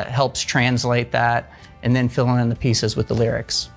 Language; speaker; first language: English; native; English